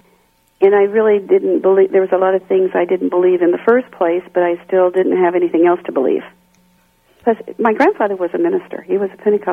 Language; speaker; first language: English; native; English